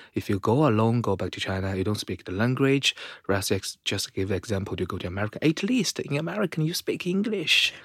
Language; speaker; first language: English; non-native, fluent; Chinese